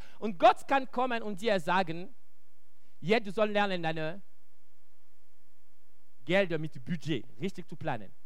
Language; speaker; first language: German; non-native, local second language; French